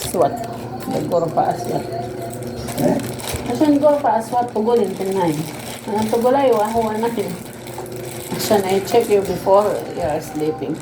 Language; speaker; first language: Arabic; non-native, learner; Filipino